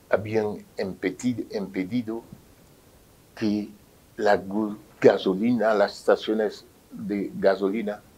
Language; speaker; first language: Spanish; non-native, fluent; Haitian Creole